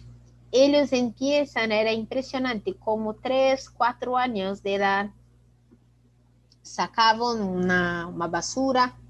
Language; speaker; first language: Spanish; non-native, fluent; Portuguese